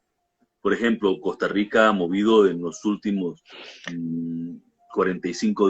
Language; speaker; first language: Spanish; native; Spanish